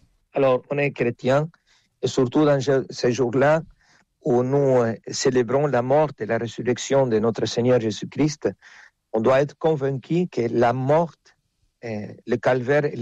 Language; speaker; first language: French; non-native, fluent; Spanish